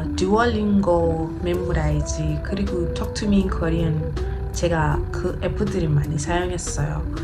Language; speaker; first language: Korean; non-native, learner; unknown